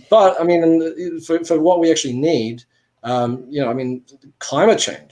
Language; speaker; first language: English; native; English